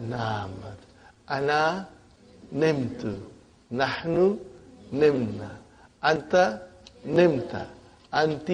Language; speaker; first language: Arabic; non-native, fluent; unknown